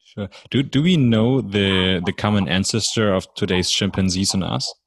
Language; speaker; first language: English; non-native, fluent; German